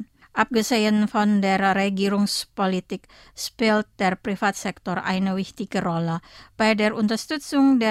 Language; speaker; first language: German; non-native, fluent; Indonesian